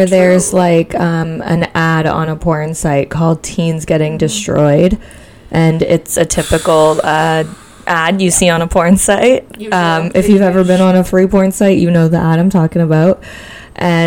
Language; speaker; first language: English; native; English